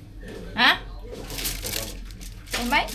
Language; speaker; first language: Dutch; non-native, learner; Filipino